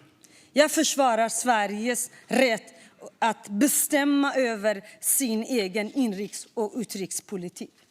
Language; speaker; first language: Swedish; non-native, fluent; Kurdish